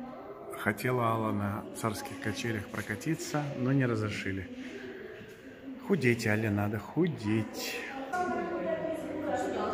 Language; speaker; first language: Russian; native; Russian